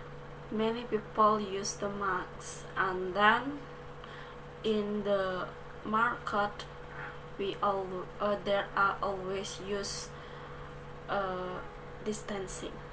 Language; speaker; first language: English; non-native, learner; Balinese